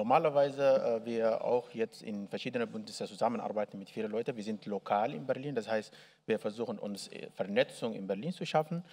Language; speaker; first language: German; non-native, learner; Arabic